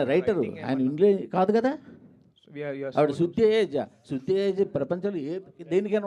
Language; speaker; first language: Telugu; native; Telugu